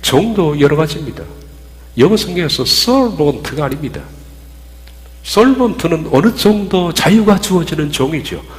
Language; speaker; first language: Korean; native; Korean